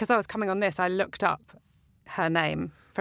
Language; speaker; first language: English; native; English